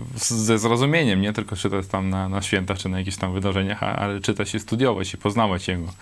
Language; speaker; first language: Polish; non-native, fluent; Hebrew